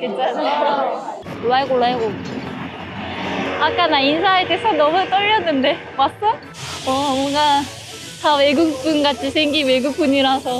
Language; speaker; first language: Korean; early bilingual, heritage; Japanese